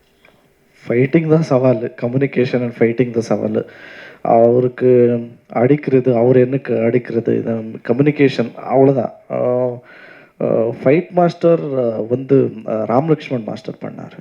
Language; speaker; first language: Tamil; non-native, local second language; Kannada